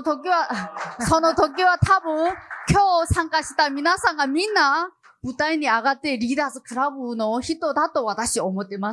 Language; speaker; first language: Japanese; non-native, fluent; Chinese